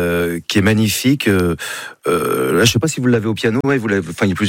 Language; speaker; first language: French; native; French